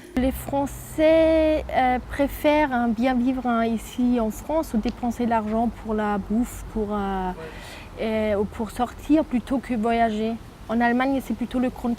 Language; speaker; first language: French; non-native, fluent; German